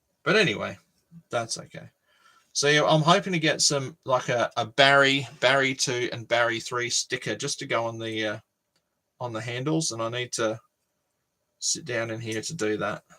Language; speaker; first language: English; native; English